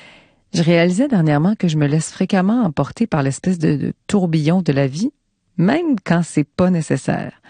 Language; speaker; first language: French; native; French